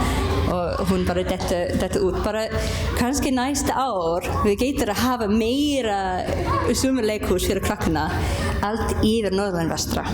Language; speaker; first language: Icelandic; non-native, learner; English